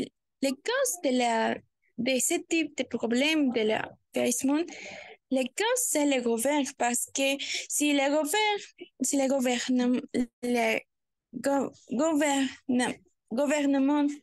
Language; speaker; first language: French; non-native, learner; Spanish